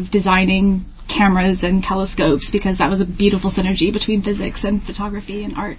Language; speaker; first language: English; native; English